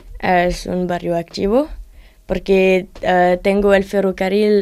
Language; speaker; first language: Spanish; non-native, learner; French